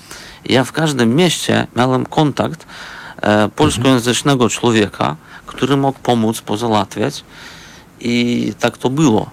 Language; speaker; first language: Polish; non-native, fluent; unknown